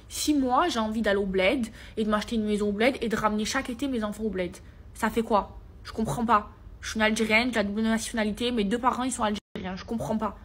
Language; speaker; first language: French; native; French